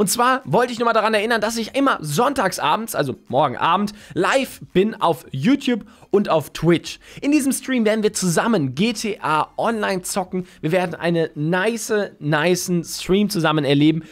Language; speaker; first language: German; native; German